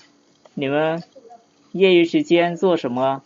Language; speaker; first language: Chinese; non-native, fluent; Lao